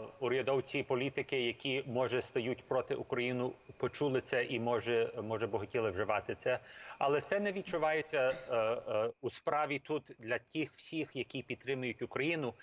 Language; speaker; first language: Ukrainian; early bilingual, heritage; English